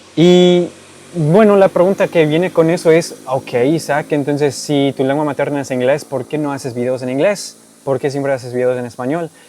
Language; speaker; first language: Spanish; non-native, fluent; English